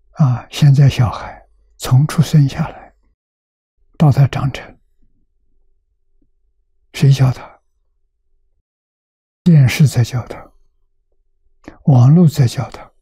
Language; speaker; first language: Chinese; native; Chinese